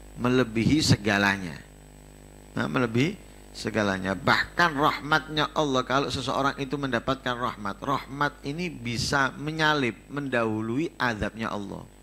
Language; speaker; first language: Indonesian; non-native, local second language; Javanese